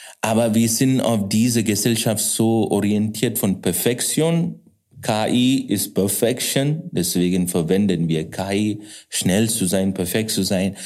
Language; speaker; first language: German; non-native, fluent; Kannada